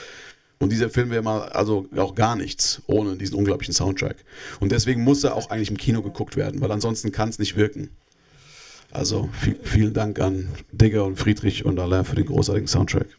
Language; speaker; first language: German; native; German